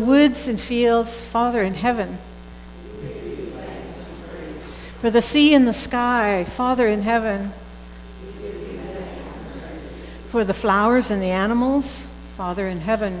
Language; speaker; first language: English; native; English